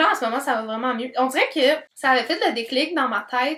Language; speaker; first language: French; native; French